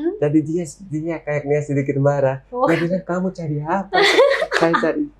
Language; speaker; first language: Indonesian; non-native, learner; Urdu